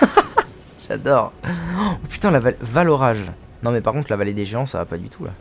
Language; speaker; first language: French; native; French